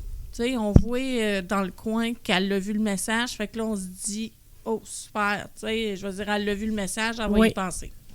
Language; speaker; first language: French; native; French